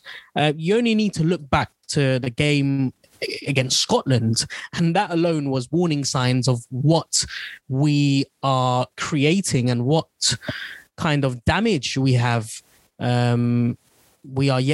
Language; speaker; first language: English; non-native, local second language; Bangla